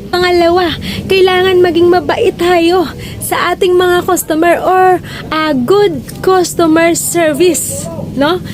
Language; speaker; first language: Filipino; non-native, local second language; Hiligaynon